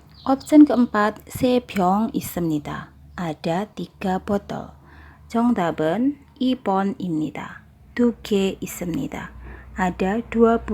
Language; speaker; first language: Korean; non-native, fluent; Indonesian